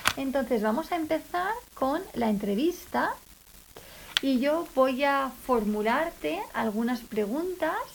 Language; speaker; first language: Spanish; native; Spanish